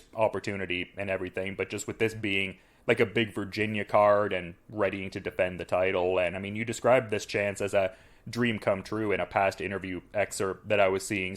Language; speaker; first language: English; native; English